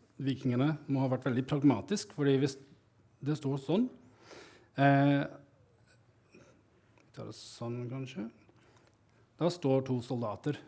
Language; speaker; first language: Norwegian; non-native, fluent; English